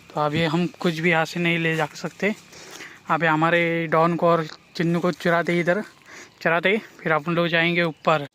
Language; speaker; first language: Hindi; non-native, local second language; Marathi